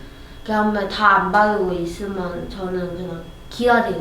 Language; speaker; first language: Korean; early bilingual, heritage; Korean